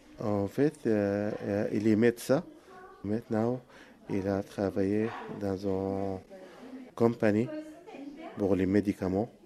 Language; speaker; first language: French; non-native, learner; Arabic